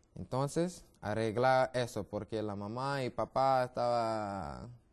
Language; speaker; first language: Spanish; non-native, learner; English